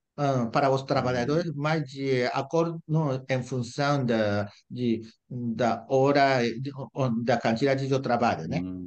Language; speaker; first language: Portuguese; non-native, fluent; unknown